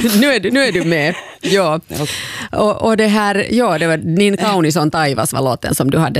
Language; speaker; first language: Swedish; native; Swedish